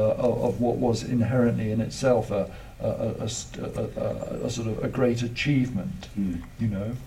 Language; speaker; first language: English; native; English